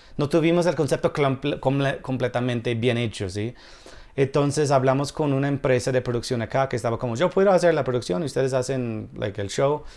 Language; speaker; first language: Spanish; non-native, fluent; English